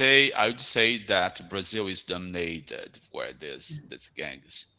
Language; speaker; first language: English; non-native, fluent; Portuguese